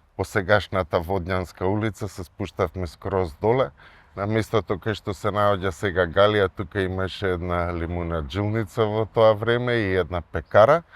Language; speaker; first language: Macedonian; early bilingual, other home language; Hungarian